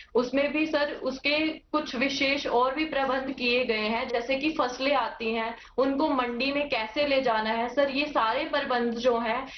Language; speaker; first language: Hindi; native; Hindi